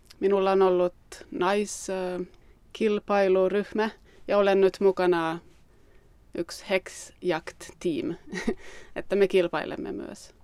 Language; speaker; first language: Finnish; non-native, local second language; Swedish